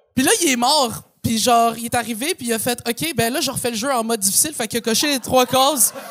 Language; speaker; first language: French; native; French